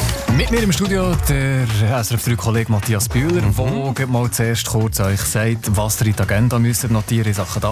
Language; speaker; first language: German; native; German